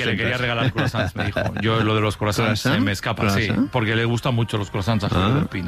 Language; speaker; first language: Spanish; native; Spanish